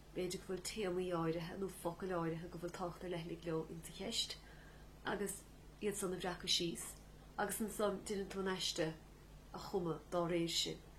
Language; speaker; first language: Irish; native; Irish